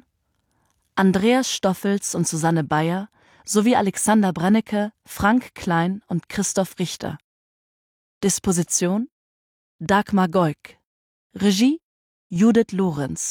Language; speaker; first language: German; native; German